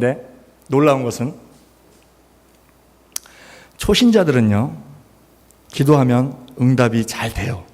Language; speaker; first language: Korean; native; Korean